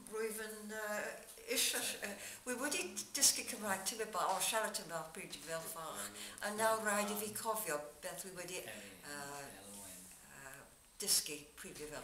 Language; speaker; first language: Welsh; non-native, learner; English